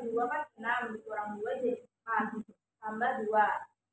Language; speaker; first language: Indonesian; native; Indonesian